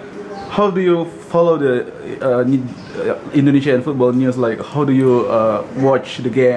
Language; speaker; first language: English; non-native, fluent; Indonesian